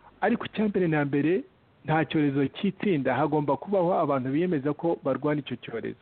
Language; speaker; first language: Kinyarwanda; early bilingual, heritage; Kinyarwanda